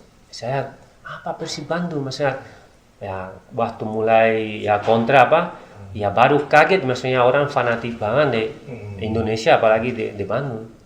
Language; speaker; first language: Indonesian; non-native, learner; Spanish